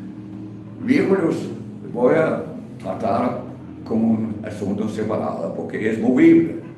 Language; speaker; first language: Spanish; non-native, fluent; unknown